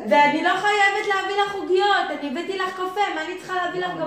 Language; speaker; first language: Hebrew; native; Hebrew